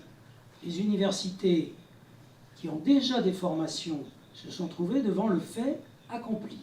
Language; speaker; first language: French; native; French